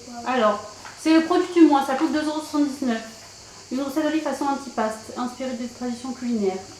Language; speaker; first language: French; native; French